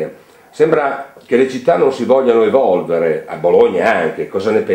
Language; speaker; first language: Italian; native; Italian